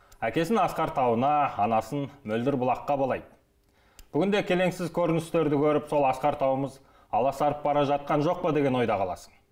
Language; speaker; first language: Kazakh; native; Kazakh